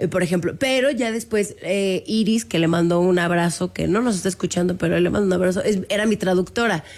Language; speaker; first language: Spanish; native; Spanish